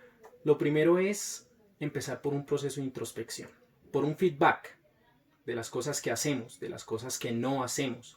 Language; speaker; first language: Spanish; native; Spanish